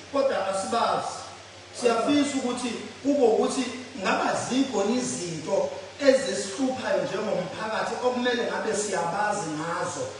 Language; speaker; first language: Zulu; native; Zulu